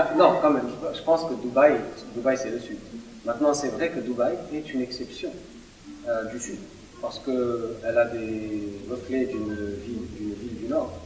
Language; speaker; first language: French; non-native, local second language; Arabic